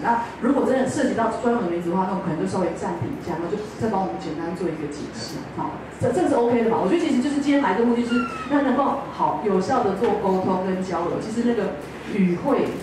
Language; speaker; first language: Chinese; native; Chinese